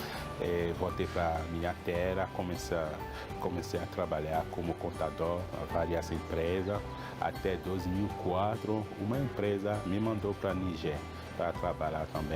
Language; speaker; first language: Portuguese; non-native, fluent; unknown